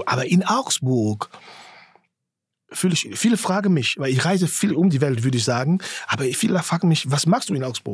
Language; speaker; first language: German; non-native, fluent; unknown